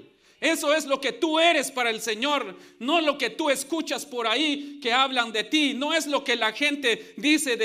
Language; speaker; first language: Spanish; native; Spanish